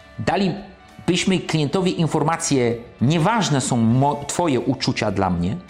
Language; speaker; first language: Polish; native; Polish